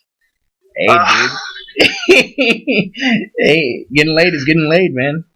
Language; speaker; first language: English; native; English